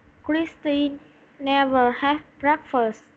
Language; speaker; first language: English; non-native, learner; Vietnamese